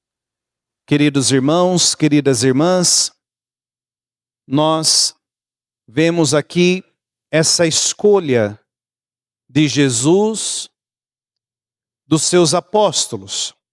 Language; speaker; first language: Portuguese; native; Portuguese